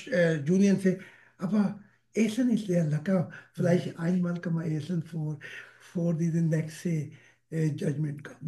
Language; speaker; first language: German; non-native, learner; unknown